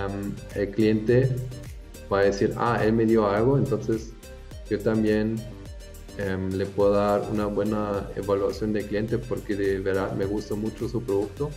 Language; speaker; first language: Spanish; non-native, fluent; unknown